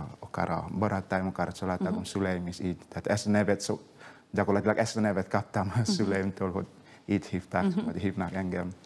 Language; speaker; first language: Hungarian; non-native, fluent; Indonesian